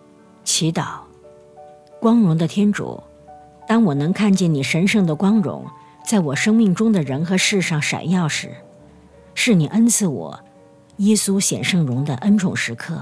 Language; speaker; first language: Chinese; native; Chinese